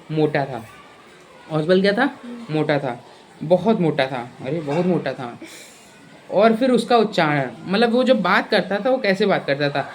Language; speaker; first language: Hindi; native; Hindi